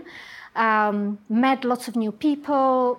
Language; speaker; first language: English; non-native, fluent; Czech